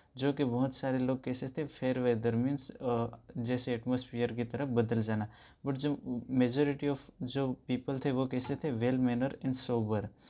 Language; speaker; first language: Hindi; native; Hindi